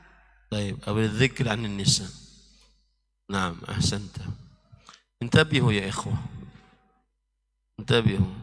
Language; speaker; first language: Arabic; non-native, fluent; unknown